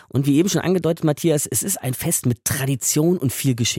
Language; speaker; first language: German; native; German